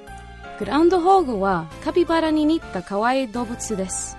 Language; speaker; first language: Japanese; non-native, learner; English